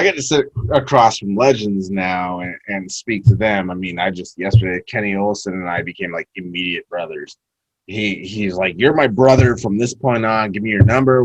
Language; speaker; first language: English; native; English